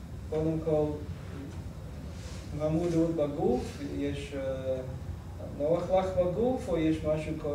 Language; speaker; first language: Hebrew; non-native, fluent; English